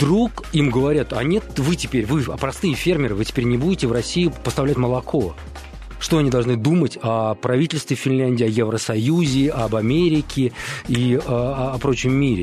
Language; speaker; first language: Russian; native; Russian